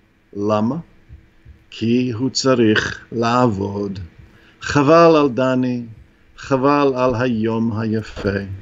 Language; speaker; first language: Hebrew; non-native, fluent; English